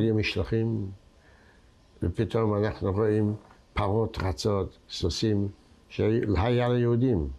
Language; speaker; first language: Hebrew; non-native, fluent; Yiddish